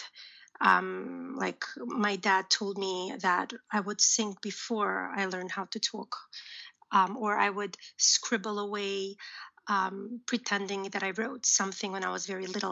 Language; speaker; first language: English; early bilingual, other home language; Uzbek